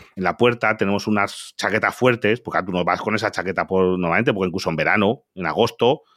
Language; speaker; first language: Spanish; native; Spanish